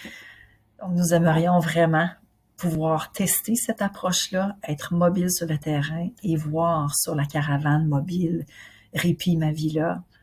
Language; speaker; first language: French; native; French